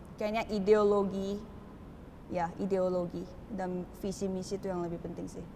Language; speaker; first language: Indonesian; early bilingual, other home language; Korean